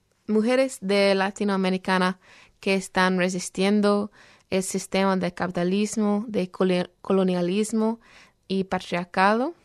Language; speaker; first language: Spanish; non-native, fluent; English